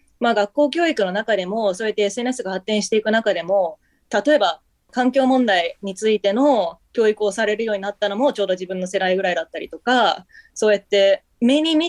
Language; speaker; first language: Japanese; early bilingual, heritage; Japanese